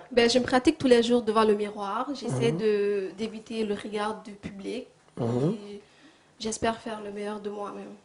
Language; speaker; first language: French; early bilingual, other home language; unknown